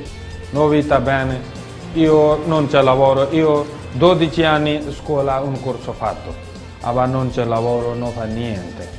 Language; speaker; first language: Italian; non-native, learner; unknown